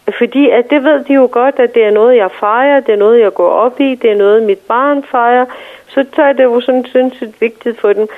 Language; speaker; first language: Danish; non-native, fluent; Persian